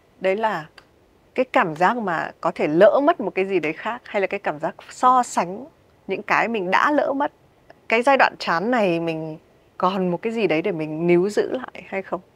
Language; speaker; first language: Vietnamese; native; Vietnamese